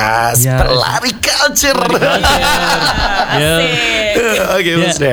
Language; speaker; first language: English; non-native, learner; Indonesian